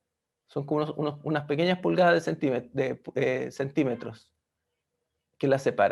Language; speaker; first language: Spanish; native; Spanish